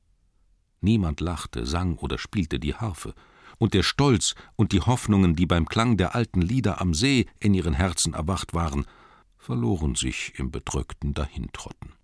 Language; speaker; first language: German; native; German